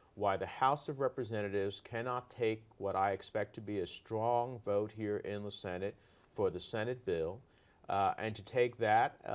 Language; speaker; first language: English; early bilingual, other home language; Spanish